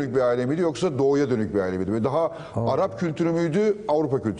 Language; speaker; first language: Turkish; native; Turkish